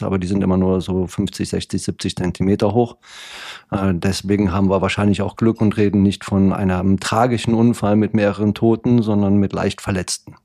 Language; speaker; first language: German; native; German